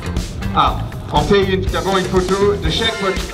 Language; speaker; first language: French; native; French